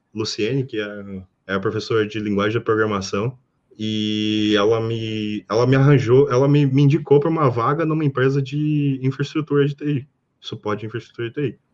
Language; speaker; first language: Portuguese; native; Portuguese